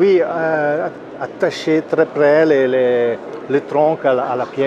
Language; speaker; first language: French; non-native, local second language; Italian